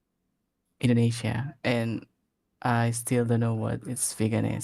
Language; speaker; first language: English; non-native, learner; Indonesian